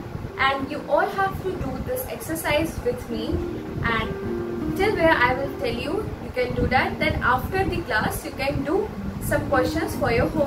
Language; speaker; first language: English; non-native, local second language; Hindi